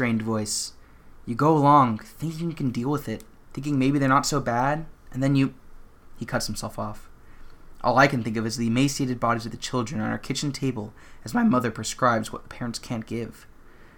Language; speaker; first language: English; native; English